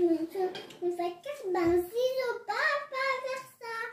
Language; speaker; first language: Vietnamese; early bilingual, heritage; Vietnamese